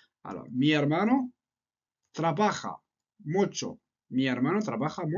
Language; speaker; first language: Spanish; non-native, fluent; French